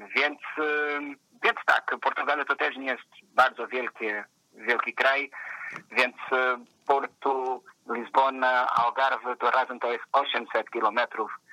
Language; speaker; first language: Polish; non-native, fluent; Portuguese